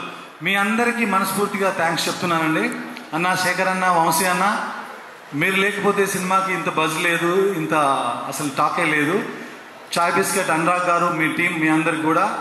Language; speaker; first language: Telugu; native; Telugu